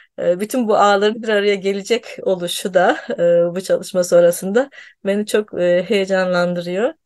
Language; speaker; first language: Turkish; native; Turkish